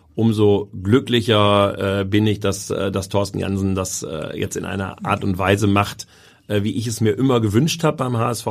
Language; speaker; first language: German; native; German